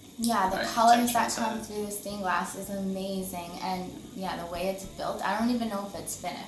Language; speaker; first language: English; native; English